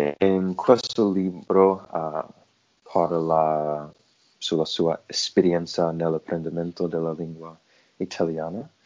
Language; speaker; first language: Italian; non-native, learner; English